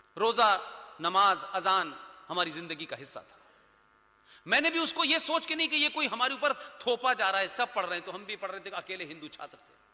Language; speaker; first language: Hindi; native; Hindi